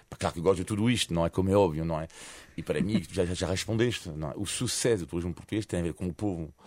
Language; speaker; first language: Portuguese; non-native, fluent; Spanish